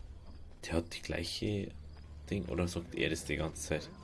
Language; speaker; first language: German; native; German